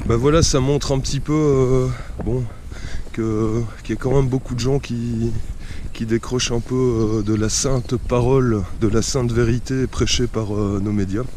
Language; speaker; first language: French; native; French